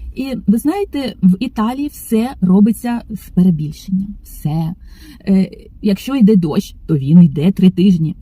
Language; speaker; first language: Ukrainian; non-native, local second language; Russian